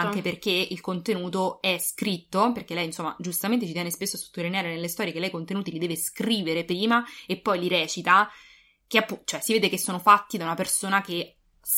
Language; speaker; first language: Italian; native; Italian